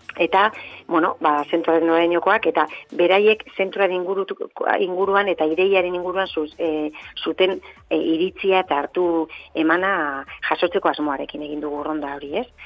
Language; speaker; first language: Basque; native; Basque